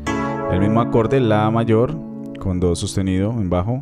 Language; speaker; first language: Spanish; native; Spanish